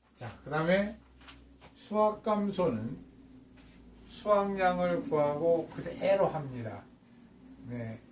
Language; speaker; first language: Korean; native; Korean